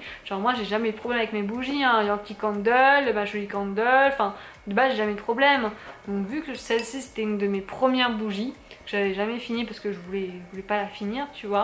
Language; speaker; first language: French; native; French